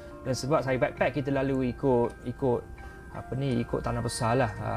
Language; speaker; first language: Malay; non-native, fluent; English